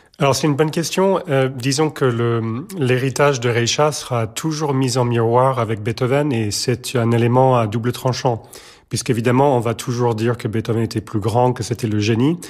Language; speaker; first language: French; non-native, fluent; Serbian